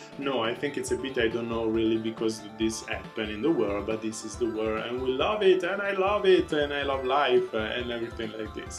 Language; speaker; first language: English; non-native, fluent; Italian